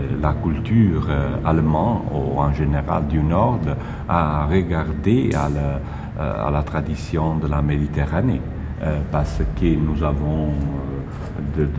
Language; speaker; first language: French; non-native, fluent; Italian